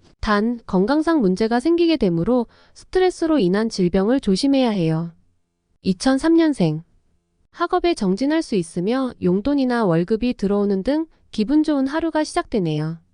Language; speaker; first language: Korean; native; Korean